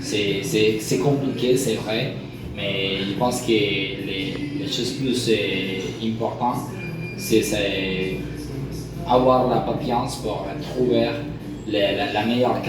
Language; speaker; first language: French; non-native, learner; Spanish